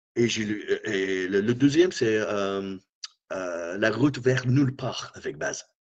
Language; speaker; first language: French; non-native, learner; English